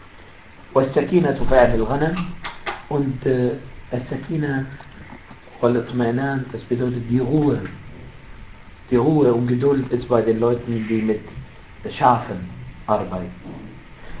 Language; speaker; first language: German; non-native, fluent; Arabic